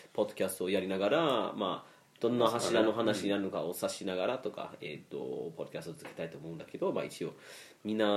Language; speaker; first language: Japanese; non-native, fluent; Swedish